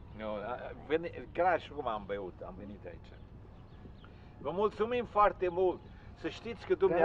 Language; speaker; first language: Romanian; non-native, local second language; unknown